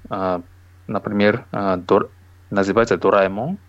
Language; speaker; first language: Russian; non-native, learner; Japanese